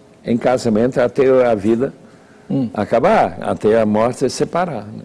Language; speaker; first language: Portuguese; non-native, fluent; English